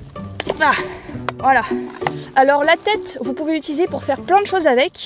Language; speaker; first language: French; native; French